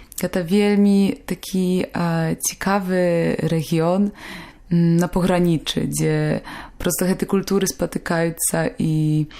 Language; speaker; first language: Belarusian; non-native, local second language; Polish